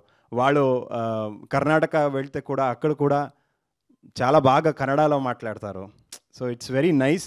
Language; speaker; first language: Telugu; non-native, learner; Kannada